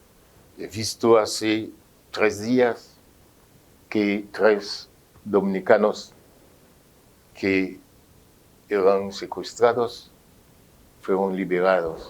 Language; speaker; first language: Spanish; non-native, fluent; French